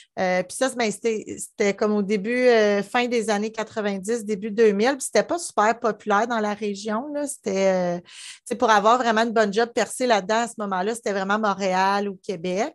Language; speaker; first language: French; native; French